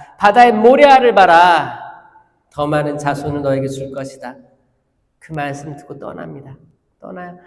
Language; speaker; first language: Korean; native; Korean